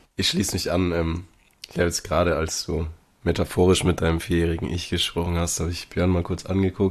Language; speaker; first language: German; native; German